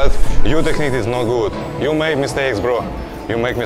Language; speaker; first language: English; non-native, learner; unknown